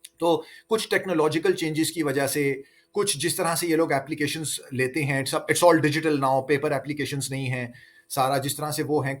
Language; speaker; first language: Urdu; native; Urdu